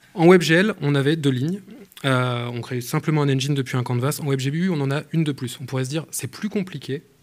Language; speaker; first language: French; native; French